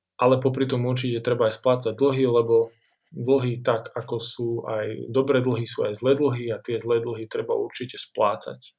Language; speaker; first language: Slovak; native; Slovak